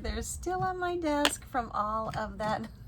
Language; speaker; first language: English; native; English